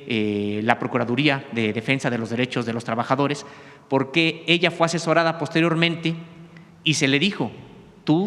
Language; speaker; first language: Spanish; native; Spanish